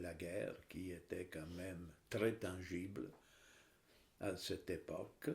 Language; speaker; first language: French; non-native, fluent; Italian